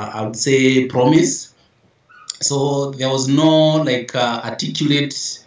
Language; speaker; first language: English; non-native, local second language; Meru